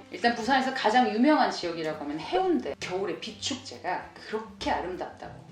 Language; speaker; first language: Korean; native; Korean